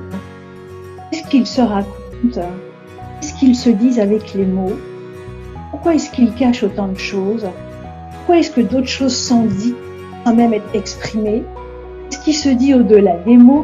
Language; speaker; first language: French; native; French